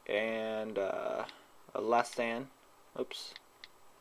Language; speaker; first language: English; native; English